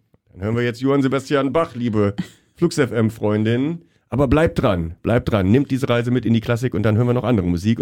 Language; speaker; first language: German; native; German